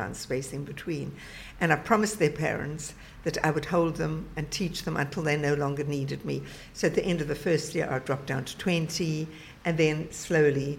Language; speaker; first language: English; native; English